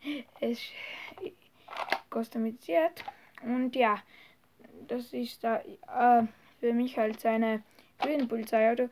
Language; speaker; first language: German; non-native, learner; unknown